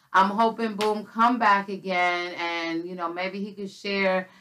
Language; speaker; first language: English; native; English